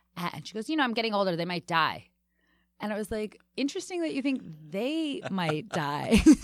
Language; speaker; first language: English; native; English